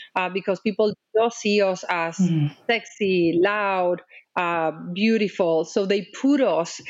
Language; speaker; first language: English; non-native, fluent; Spanish